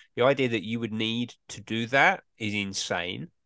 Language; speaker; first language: English; native; English